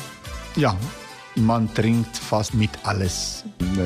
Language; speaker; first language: German; non-native, learner; Croatian